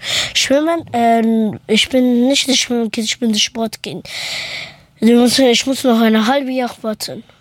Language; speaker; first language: German; early bilingual, other home language; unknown